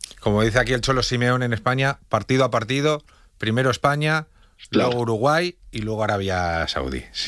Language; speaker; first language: Spanish; native; Spanish